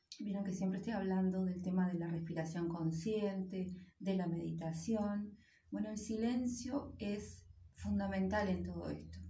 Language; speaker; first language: Spanish; native; Spanish